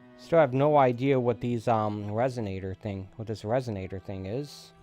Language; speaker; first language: English; native; English